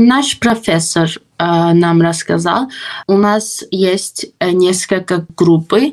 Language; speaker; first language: Russian; non-native, fluent; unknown